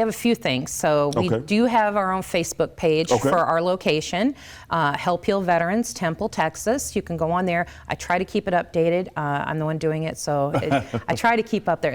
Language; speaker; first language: English; native; English